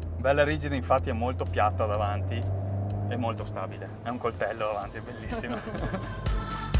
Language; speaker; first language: Italian; native; Italian